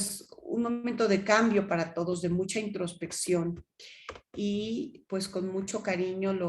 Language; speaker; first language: Spanish; native; Spanish